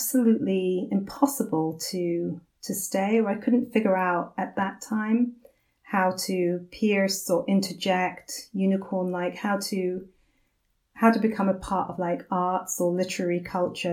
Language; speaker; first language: English; native; English